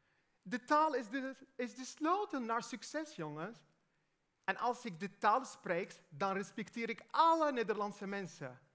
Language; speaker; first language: Dutch; non-native, fluent; Arabic